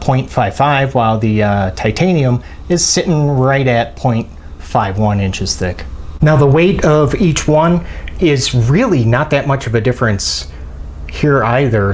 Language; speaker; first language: English; native; English